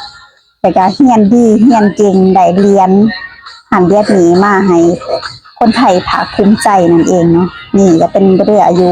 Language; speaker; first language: Thai; non-native, local second language; Northeastern Thai